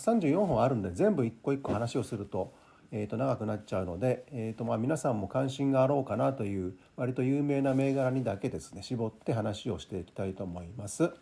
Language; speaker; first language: Japanese; native; Japanese